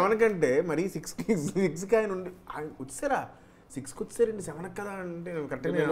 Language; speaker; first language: Telugu; native; Telugu